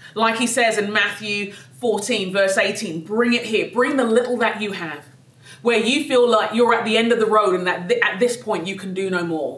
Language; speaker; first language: English; native; English